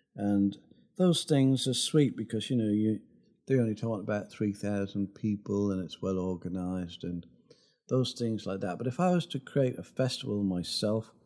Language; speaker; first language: English; native; English